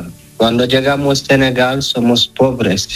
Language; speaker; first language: Spanish; non-native, learner; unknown